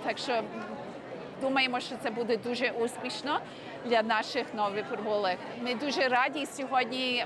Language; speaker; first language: Ukrainian; early bilingual, heritage; Ukrainian